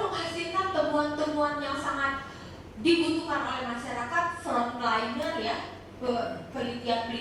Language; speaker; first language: Indonesian; native; Indonesian